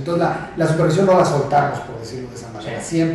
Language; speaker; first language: Spanish; native; Spanish